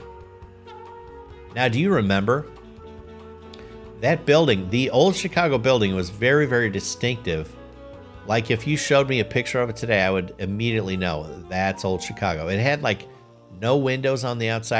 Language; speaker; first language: English; native; English